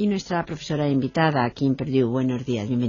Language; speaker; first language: Spanish; native; Spanish